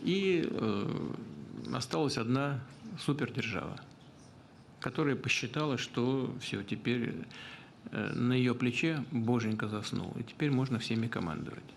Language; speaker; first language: Russian; native; Russian